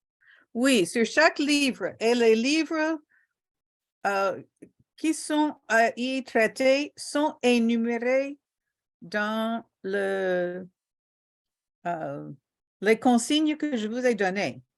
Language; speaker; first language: French; non-native, local second language; Haitian Creole